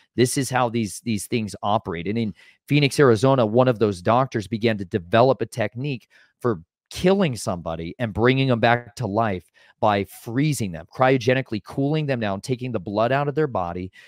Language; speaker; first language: English; native; English